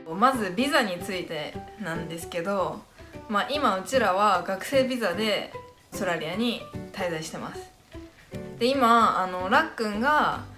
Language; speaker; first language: Japanese; native; Japanese